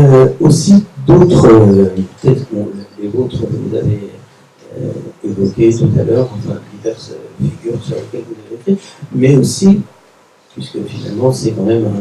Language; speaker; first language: French; native; French